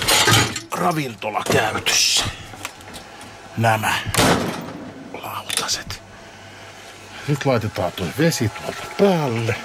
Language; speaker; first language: Finnish; native; Finnish